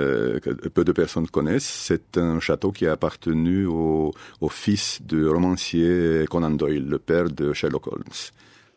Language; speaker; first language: French; non-native, fluent; Romanian